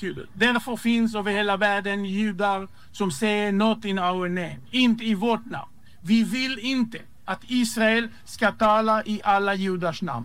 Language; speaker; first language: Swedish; non-native, fluent; Hebrew